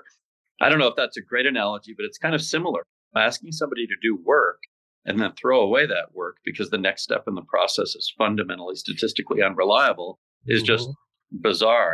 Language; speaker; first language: English; native; English